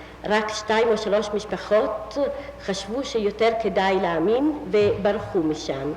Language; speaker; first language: Hebrew; non-native, fluent; Italian